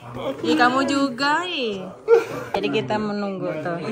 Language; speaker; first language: Indonesian; native; Indonesian